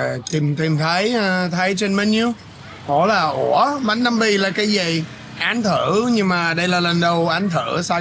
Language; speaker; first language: Vietnamese; non-native, fluent; English